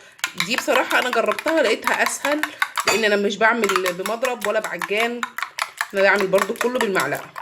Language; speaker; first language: Arabic; native; Arabic